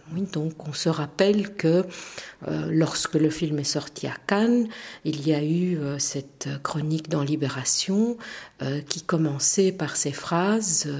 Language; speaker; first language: French; non-native, fluent; Romanian